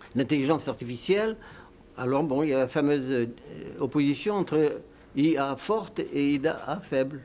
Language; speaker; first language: French; native; French